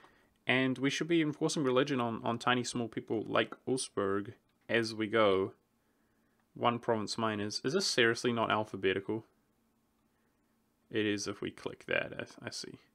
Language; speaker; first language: English; native; English